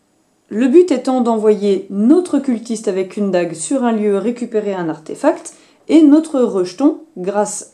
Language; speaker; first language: French; native; French